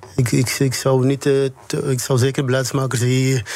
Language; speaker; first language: Dutch; native; Dutch